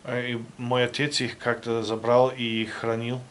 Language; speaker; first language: Russian; non-native, fluent; German